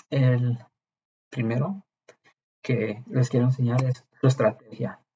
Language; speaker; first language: Spanish; early bilingual, heritage; Spanish